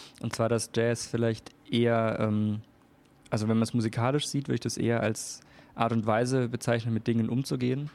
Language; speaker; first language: German; native; German